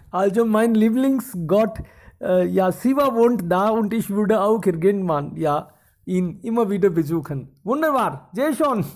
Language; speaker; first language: German; non-native, fluent; Hindi